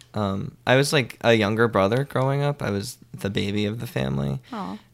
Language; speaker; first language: English; native; English